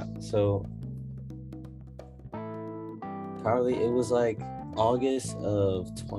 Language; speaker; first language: English; native; English